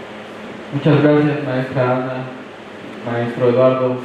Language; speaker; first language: Spanish; native; Spanish